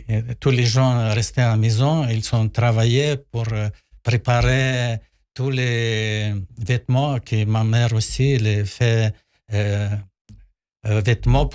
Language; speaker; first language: French; non-native, learner; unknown